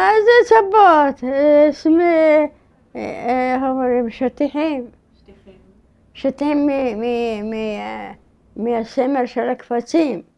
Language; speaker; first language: Hebrew; early bilingual, other home language; Arabic